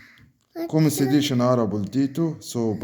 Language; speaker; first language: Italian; non-native, learner; Arabic